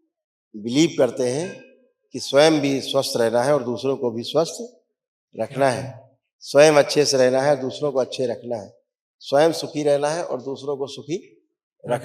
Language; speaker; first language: Hindi; native; Hindi